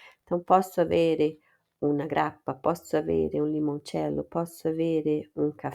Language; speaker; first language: Italian; non-native, fluent; Portuguese